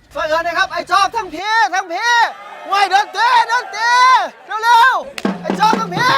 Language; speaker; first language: Thai; native; Thai